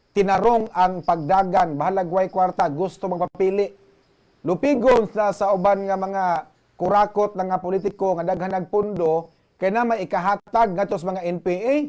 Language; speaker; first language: Cebuano; native; Cebuano